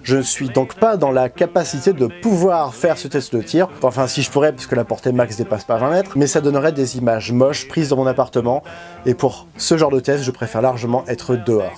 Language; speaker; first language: French; native; French